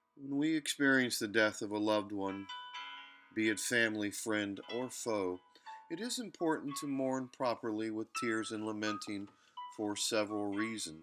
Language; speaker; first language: English; native; English